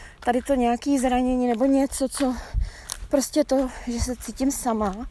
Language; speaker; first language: Czech; native; Czech